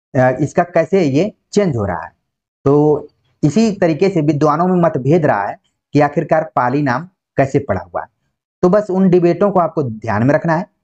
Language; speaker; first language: Hindi; native; Hindi